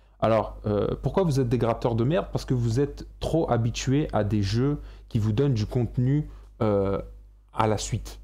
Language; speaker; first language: French; native; French